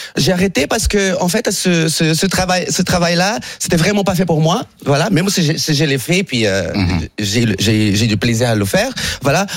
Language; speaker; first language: French; non-native, fluent; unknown